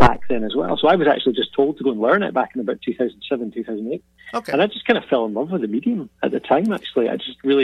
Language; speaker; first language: English; native; English